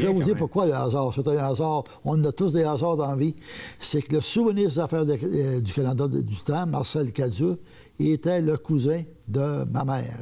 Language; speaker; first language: French; native; French